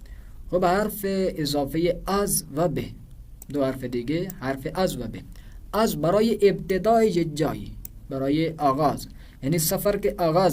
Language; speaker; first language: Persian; non-native, fluent; Urdu